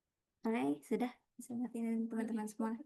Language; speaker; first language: Indonesian; native; Indonesian